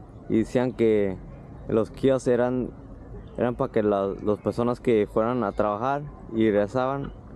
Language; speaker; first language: Spanish; early bilingual, heritage; Spanish